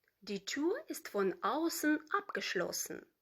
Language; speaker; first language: German; non-native, fluent; Ukrainian